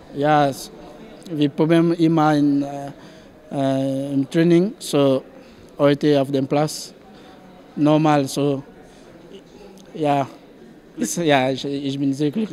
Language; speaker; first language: German; non-native, learner; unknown